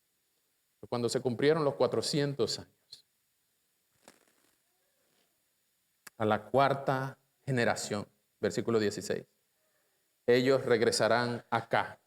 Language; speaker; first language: Spanish; native; Spanish